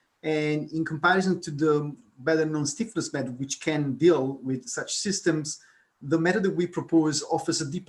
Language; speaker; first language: English; non-native, fluent; Italian